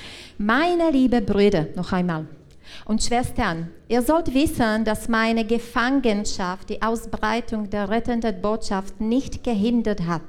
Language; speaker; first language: German; non-native, learner; Czech